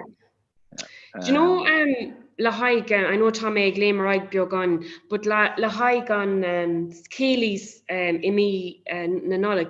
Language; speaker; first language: Irish; non-native, local second language; English